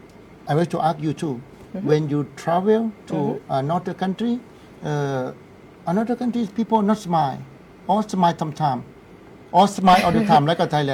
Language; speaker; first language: English; non-native, learner; Thai